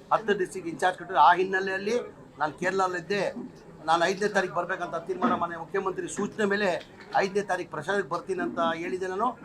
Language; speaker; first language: Kannada; non-native, local second language; Urdu